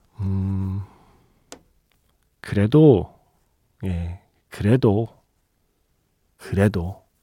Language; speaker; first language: Korean; native; Korean